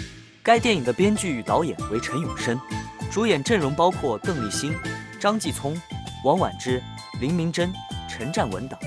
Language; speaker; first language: Chinese; native; Chinese